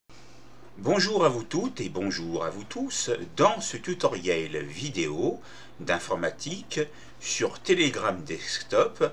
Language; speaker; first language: French; native; French